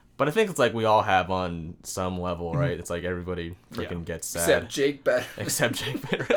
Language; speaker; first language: English; native; English